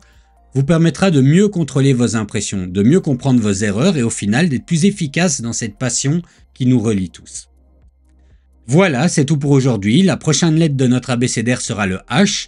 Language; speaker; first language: French; native; French